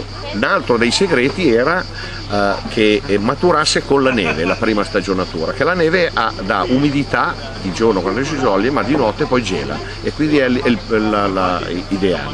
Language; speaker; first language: Italian; native; Italian